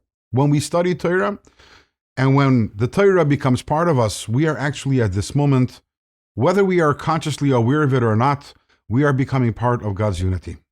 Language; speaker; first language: English; native; English